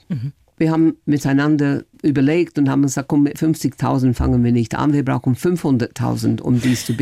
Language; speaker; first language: German; non-native, fluent; English